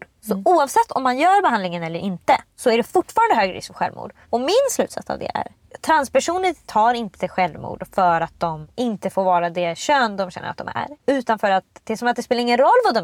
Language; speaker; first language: Swedish; native; Swedish